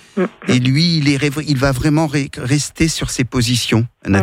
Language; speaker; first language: French; native; French